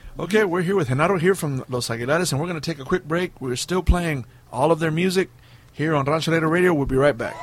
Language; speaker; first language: English; early bilingual, other home language; Spanish